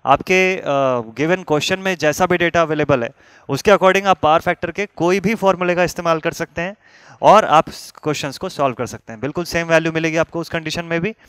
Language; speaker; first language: Hindi; native; Hindi